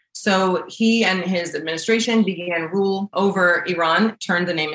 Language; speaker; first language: English; native; English